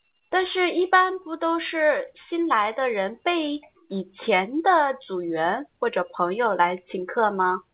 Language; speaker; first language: Chinese; native; Chinese